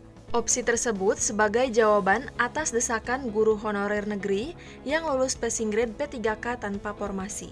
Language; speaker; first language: Indonesian; native; Indonesian